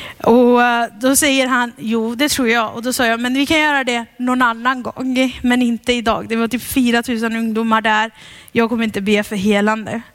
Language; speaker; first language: Swedish; early bilingual, heritage; Swedish